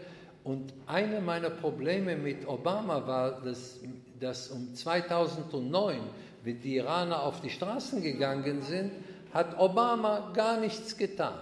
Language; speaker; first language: German; non-native, fluent; Hebrew